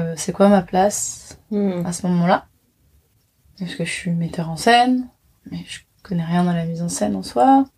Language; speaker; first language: French; native; French